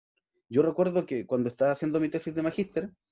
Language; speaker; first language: Spanish; native; Spanish